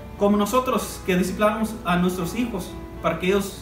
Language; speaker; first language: Spanish; early bilingual, heritage; Spanish